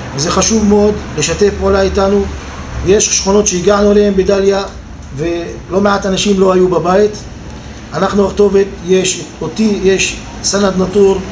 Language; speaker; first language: Hebrew; non-native, local second language; Arabic